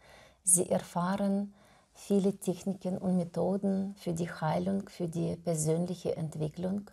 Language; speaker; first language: German; non-native, fluent; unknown